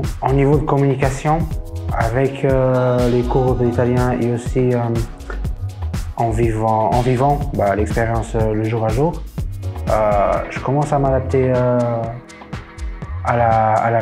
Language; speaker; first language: French; non-native, fluent; Spanish